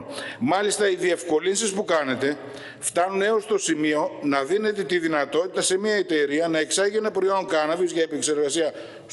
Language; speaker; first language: Greek; native; Greek